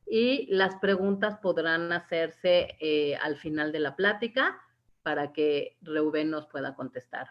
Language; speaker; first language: Spanish; native; Spanish